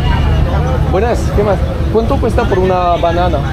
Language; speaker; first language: Spanish; non-native, learner; French